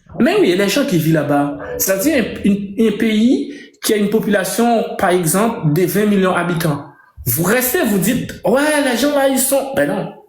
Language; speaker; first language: French; non-native, local second language; Haitian Creole